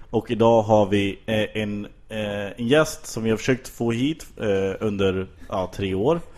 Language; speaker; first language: Swedish; native; Swedish